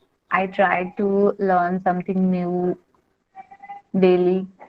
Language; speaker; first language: English; non-native, learner; Hindi